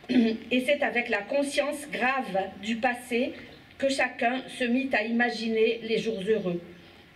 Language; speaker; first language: French; native; French